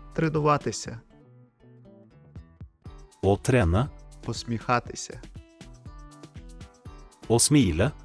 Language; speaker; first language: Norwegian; non-native, fluent; Ukrainian